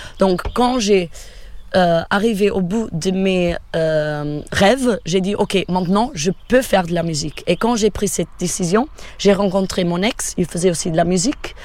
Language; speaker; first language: French; non-native, fluent; Portuguese